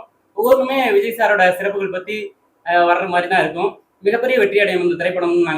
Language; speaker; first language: Tamil; native; Tamil